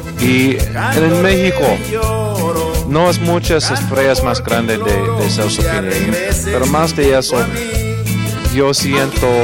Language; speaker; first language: Spanish; non-native, learner; English